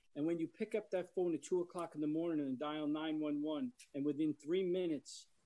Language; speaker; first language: English; native; English